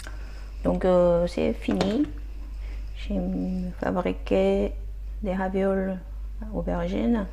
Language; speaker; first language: French; non-native, learner; Korean